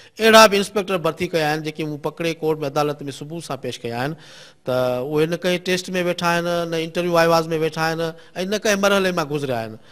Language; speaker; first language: Sindhi; native; Sindhi